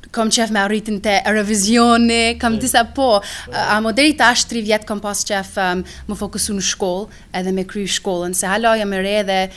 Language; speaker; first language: Albanian; early bilingual, other home language; English